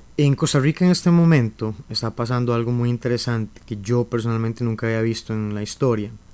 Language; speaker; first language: Spanish; native; Spanish